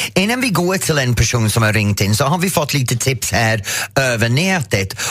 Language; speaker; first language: Swedish; non-native, fluent; English